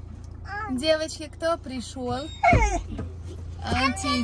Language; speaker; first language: Russian; native; Russian